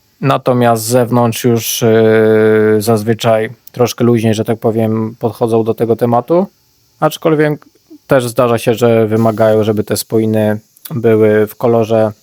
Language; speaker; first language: Polish; native; Polish